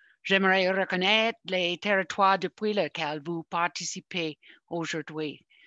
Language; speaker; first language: French; non-native, fluent; English